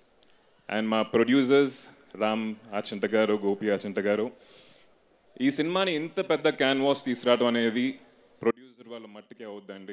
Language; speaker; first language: Telugu; native; Telugu